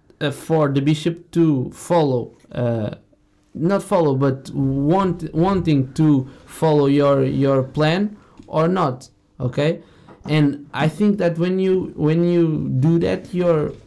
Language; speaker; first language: English; non-native, fluent; Portuguese